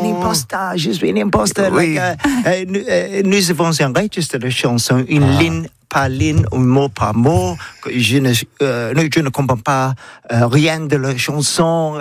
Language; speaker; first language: French; non-native, learner; English